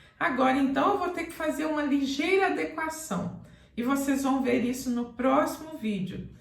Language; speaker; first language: Portuguese; native; Portuguese